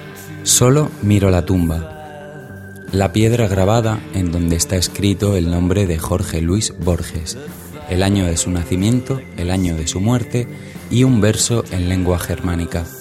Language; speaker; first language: Spanish; native; Spanish